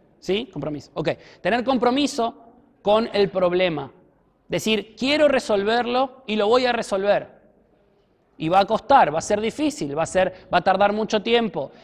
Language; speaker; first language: Spanish; native; Spanish